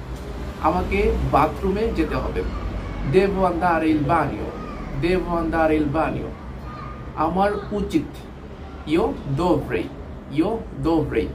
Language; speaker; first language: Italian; non-native, learner; Bangla